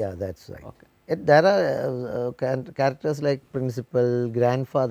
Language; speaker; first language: English; non-native, local second language; Malayalam